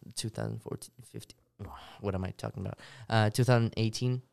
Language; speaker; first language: English; early bilingual, other home language; Russian